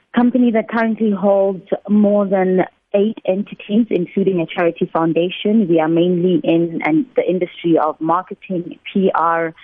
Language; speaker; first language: English; non-native, local second language; Northern Sotho